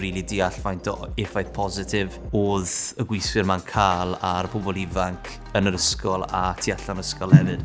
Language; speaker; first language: Welsh; native; Welsh